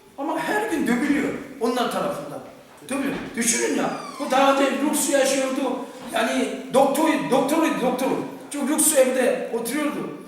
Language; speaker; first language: Turkish; non-native, fluent; Korean